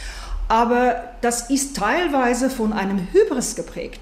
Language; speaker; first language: German; native; German